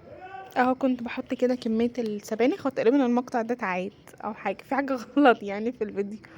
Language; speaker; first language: Arabic; native; Arabic